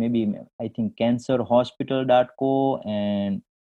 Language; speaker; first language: English; non-native, local second language; Gujarati